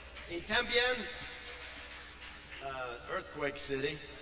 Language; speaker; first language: Spanish; non-native, learner; English